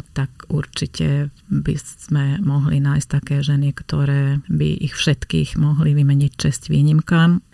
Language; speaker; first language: Slovak; non-native, local second language; Hungarian